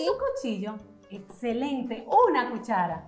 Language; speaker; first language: Spanish; native; Spanish